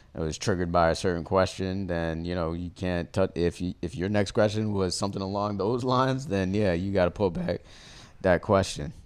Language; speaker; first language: English; early bilingual, other home language; Haitian Creole